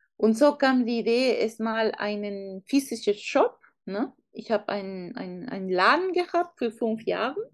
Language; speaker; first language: German; non-native, fluent; Spanish